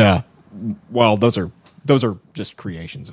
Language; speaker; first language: English; native; English